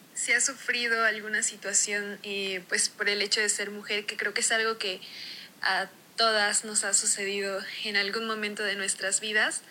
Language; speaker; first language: Spanish; native; Spanish